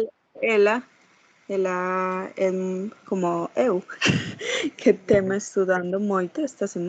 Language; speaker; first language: Portuguese; non-native, learner; Spanish